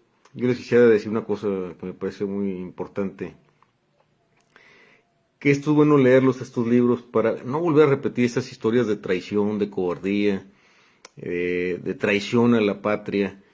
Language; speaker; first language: Spanish; native; Spanish